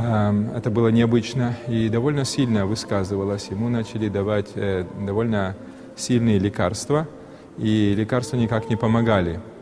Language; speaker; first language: Russian; native; Russian